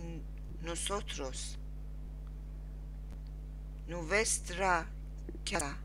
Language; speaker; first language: Spanish; non-native, learner; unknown